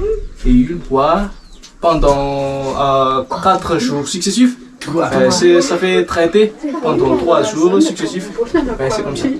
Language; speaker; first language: French; non-native, learner; Malagasy